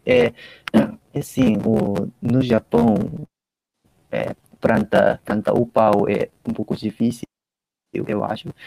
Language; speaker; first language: Portuguese; non-native, learner; Japanese